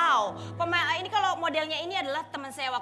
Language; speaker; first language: Indonesian; native; Indonesian